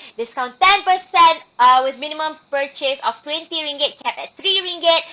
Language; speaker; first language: English; non-native, local second language; Malay